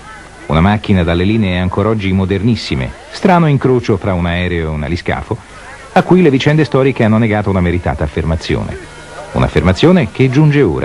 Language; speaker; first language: Italian; native; Italian